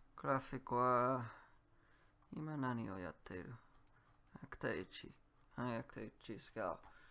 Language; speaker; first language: Japanese; non-native, learner; Polish